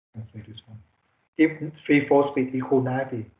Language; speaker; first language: English; non-native, fluent; Thai